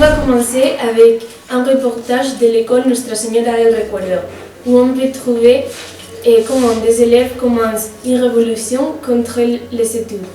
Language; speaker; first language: French; non-native, learner; Spanish